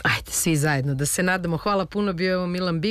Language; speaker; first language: Serbian; native; Serbian